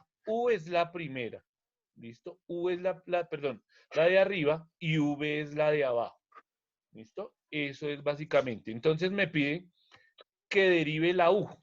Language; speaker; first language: Spanish; native; Spanish